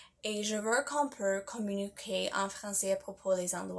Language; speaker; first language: French; non-native, learner; English